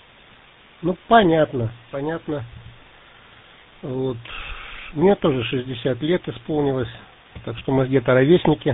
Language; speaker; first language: Russian; native; Russian